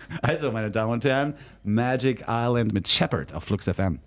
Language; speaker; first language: German; native; German